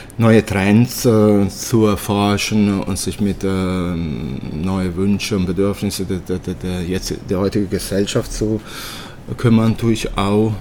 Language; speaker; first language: German; early bilingual, other home language; Italian